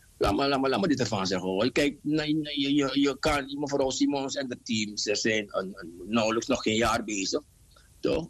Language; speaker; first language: Dutch; native; Dutch